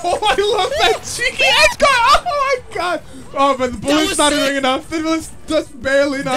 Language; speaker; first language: English; native; English